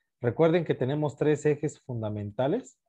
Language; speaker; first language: Spanish; native; Spanish